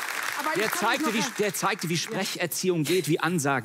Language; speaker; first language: German; native; German